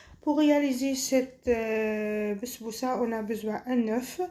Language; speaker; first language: French; non-native, fluent; Arabic